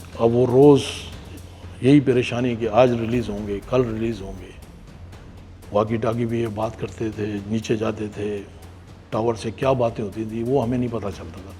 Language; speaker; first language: Urdu; non-native, local second language; Pashto